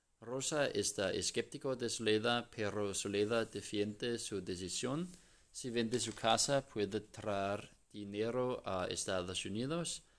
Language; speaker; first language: Spanish; non-native, learner; English